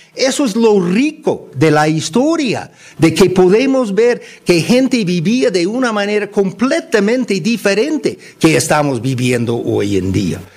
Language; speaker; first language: Spanish; non-native, fluent; English